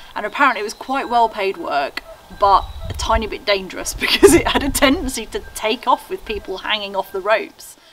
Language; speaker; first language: English; native; English